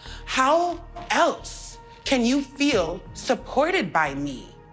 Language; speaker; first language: English; native; English